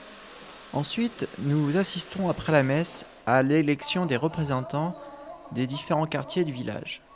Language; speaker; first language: French; native; French